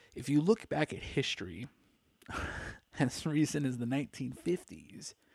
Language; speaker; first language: English; native; English